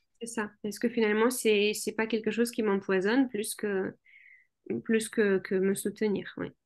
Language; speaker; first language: French; early bilingual, other home language; Russian